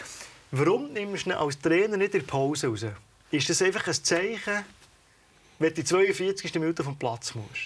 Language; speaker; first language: German; native; German